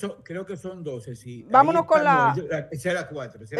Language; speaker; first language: Spanish; native; Spanish